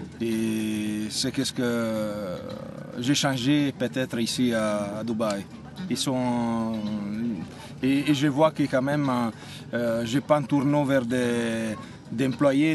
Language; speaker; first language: French; non-native, fluent; Italian